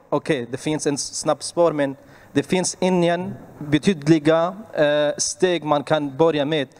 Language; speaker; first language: Swedish; non-native, learner; Arabic